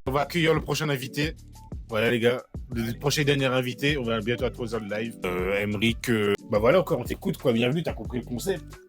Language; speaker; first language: French; native; French